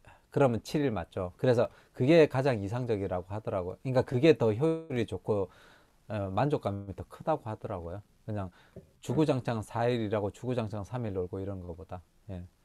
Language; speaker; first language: Korean; native; Korean